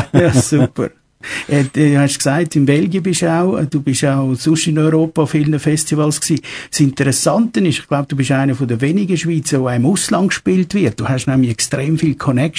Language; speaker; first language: German; native; German